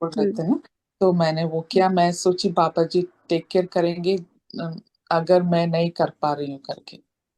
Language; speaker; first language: Hindi; non-native, local second language; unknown